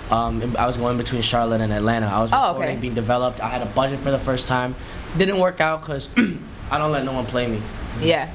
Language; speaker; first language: English; native; English